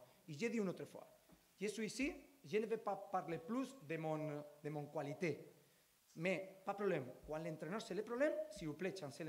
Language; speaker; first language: French; non-native, learner; Spanish